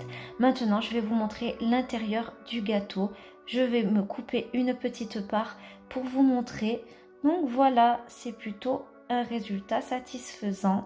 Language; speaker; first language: French; native; French